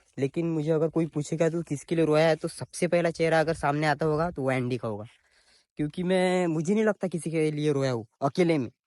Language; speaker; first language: Hindi; non-native, local second language; Marathi